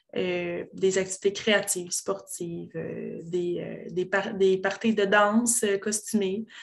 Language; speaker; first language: French; native; French